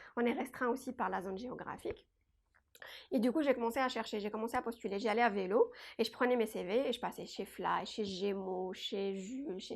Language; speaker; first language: French; non-native, local second language; Kabyle